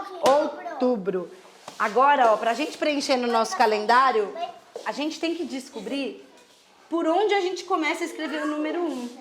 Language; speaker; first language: Portuguese; native; Portuguese